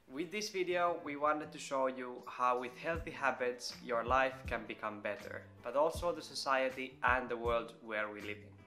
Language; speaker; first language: English; non-native, fluent; Finnish